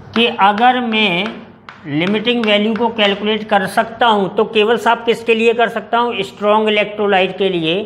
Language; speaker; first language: Hindi; native; Hindi